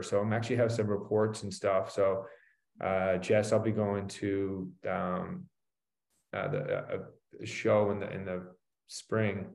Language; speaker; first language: English; native; English